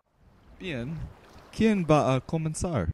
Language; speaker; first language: Spanish; non-native, learner; English